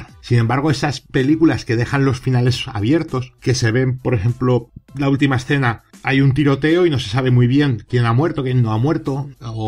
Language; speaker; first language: Spanish; native; Spanish